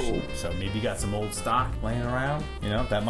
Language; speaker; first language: English; native; English